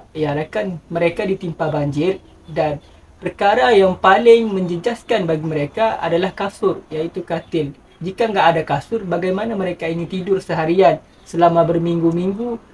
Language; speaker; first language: Malay; native; Malay